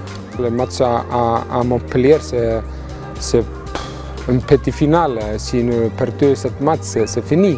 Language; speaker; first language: French; non-native, learner; Icelandic